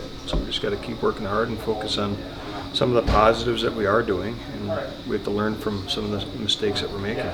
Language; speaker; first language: English; native; English